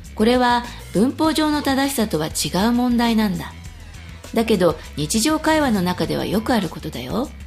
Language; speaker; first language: Japanese; native; Japanese